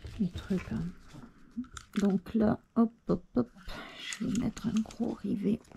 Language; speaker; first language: French; native; French